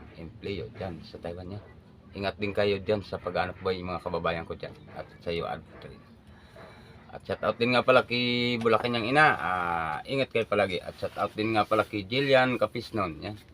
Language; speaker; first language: Filipino; native; Filipino